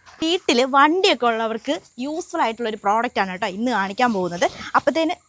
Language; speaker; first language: Malayalam; native; Malayalam